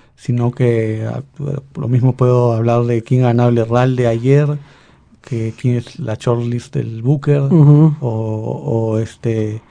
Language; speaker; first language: Spanish; native; Spanish